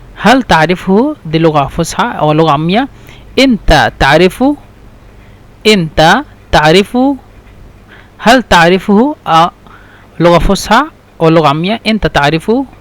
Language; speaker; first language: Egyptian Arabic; non-native, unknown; Bangla